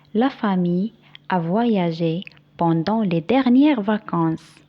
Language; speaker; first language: French; non-native, local second language; Arabic